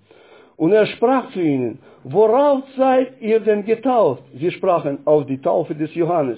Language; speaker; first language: German; non-native, fluent; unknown